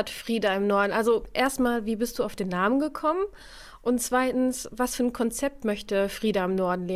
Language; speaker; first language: German; native; German